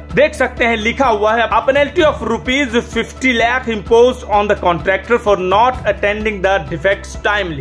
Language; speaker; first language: Hindi; native; Hindi